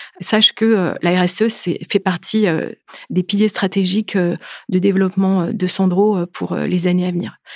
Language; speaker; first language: French; native; French